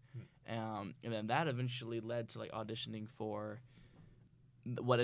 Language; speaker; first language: English; native; English